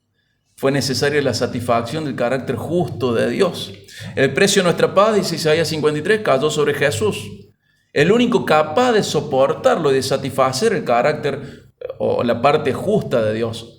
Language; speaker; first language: Spanish; native; Spanish